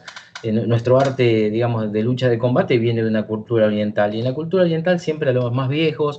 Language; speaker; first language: Spanish; native; Spanish